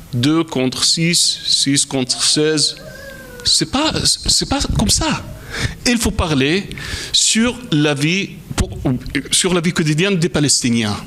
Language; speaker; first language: French; non-native, fluent; Arabic